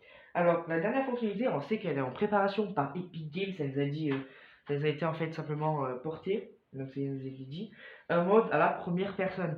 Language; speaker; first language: French; native; French